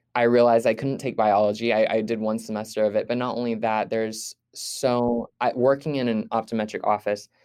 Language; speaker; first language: English; native; English